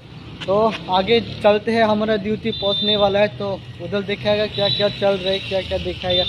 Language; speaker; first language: Hindi; non-native, local second language; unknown